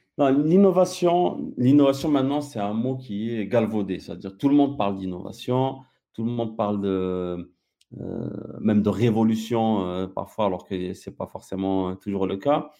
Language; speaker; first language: French; non-native, local second language; Arabic